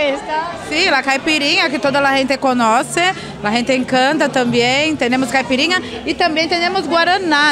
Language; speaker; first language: Spanish; non-native, learner; Portuguese